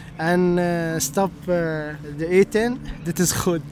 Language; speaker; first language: Dutch; non-native, learner; Arabic